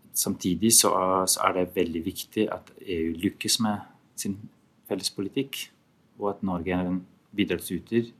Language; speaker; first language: Norwegian; non-native, fluent; Albanian